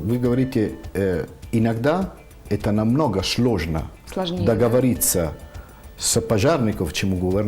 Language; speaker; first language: Russian; non-native, fluent; Italian